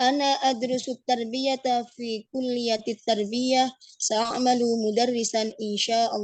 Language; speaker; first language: Arabic; non-native, learner; Indonesian